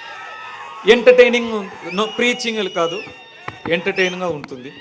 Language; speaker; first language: Telugu; non-native, learner; Tamil